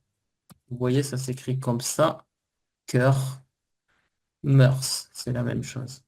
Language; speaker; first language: French; native; French